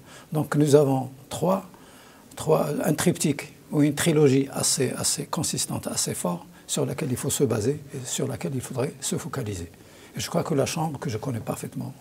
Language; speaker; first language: French; non-native, local second language; Arabic